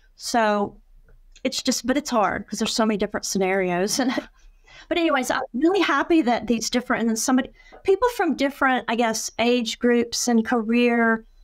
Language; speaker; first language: English; native; English